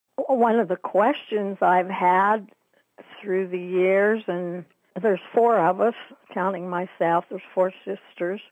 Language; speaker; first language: English; native; English